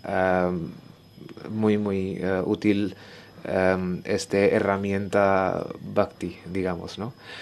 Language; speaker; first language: Spanish; non-native, learner; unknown